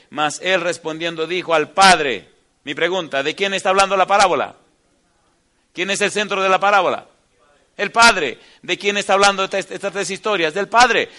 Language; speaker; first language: Spanish; native; Spanish